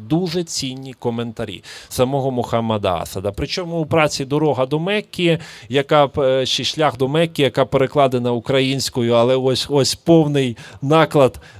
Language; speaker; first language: Ukrainian; native; Ukrainian